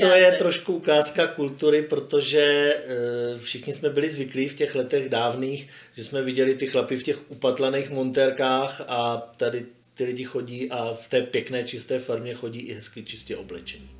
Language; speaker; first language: Czech; native; Czech